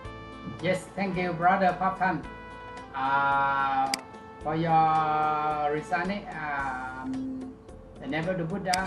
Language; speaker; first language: English; non-native, learner; Vietnamese